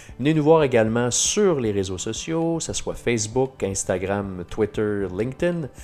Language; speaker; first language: French; native; French